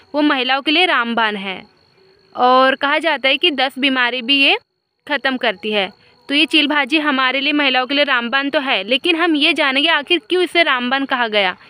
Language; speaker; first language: Hindi; non-native, local second language; Marathi